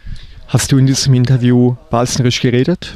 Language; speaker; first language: German; native; German